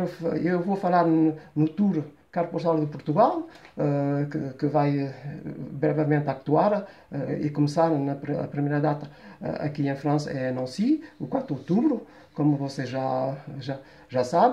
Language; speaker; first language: Portuguese; early bilingual, heritage; Portuguese